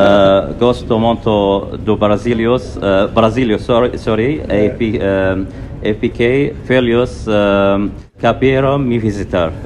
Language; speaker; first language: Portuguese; non-native, learner; Arabic